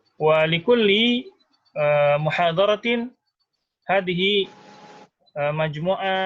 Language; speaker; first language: Arabic; non-native, fluent; Indonesian